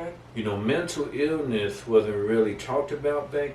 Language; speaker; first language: English; native; English